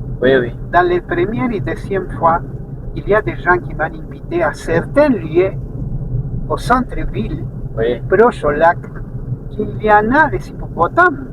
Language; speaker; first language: French; non-native, fluent; Spanish